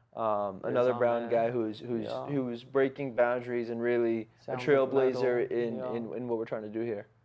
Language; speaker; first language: English; early bilingual, other home language; Hindi